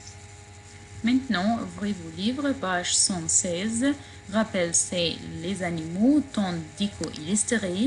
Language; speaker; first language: French; non-native, fluent; Arabic